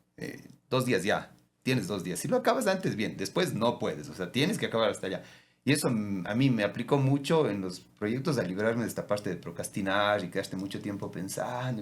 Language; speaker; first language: Spanish; native; Spanish